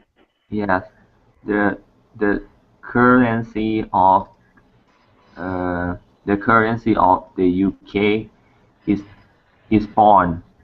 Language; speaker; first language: English; non-native, learner; Thai